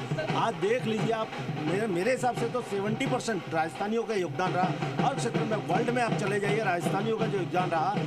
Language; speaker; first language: Hindi; native; Hindi